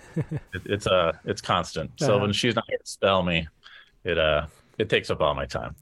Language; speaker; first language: English; native; English